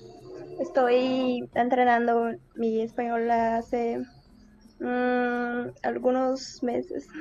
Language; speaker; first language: Spanish; non-native, learner; Portuguese